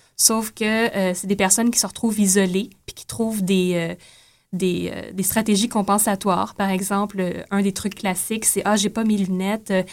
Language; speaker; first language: French; native; French